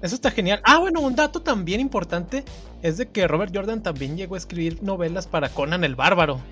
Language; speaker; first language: Spanish; native; Spanish